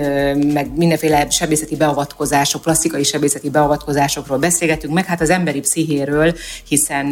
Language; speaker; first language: Hungarian; native; Hungarian